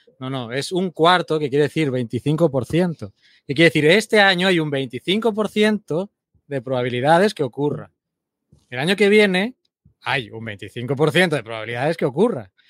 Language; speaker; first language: Spanish; native; Spanish